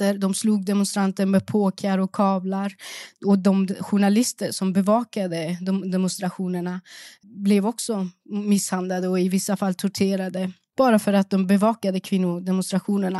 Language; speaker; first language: Swedish; early bilingual, other home language; Persian